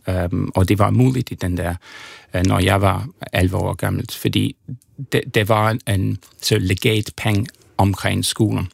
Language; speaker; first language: Danish; non-native, fluent; English